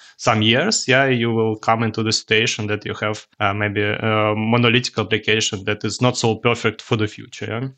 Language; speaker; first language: English; non-native, learner; Russian